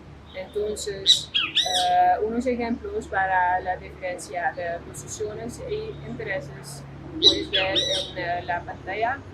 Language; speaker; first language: Spanish; non-native, fluent; Dutch